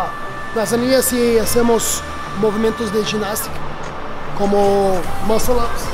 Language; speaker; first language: Spanish; non-native, learner; Portuguese